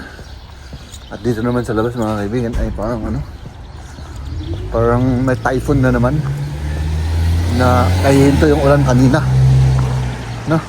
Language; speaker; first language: Filipino; native; Filipino